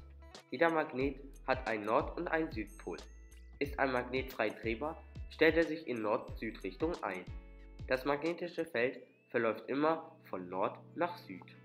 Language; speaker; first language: German; native; German